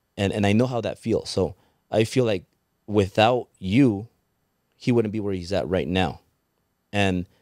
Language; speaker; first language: English; early bilingual, other home language; Spanish